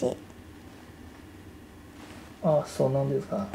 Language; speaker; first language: Japanese; non-native, fluent; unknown